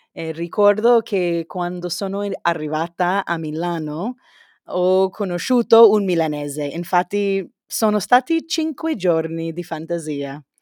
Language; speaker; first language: Italian; non-native, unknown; English